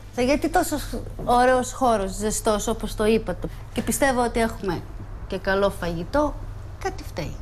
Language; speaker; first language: Greek; early bilingual, heritage; Greek